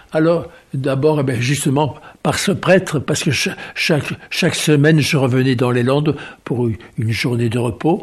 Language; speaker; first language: French; native; French